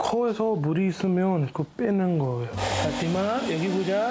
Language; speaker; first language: Korean; non-native, learner; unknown